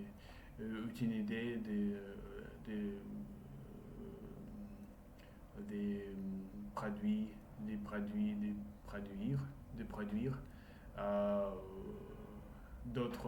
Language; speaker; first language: French; non-native, learner; Russian